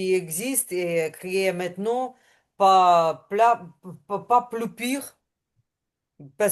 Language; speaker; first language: French; non-native, learner; Ukrainian